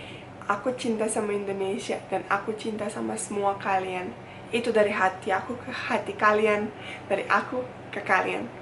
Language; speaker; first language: Indonesian; non-native, fluent; Bosnian